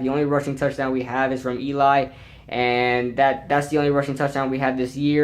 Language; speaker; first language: English; native; English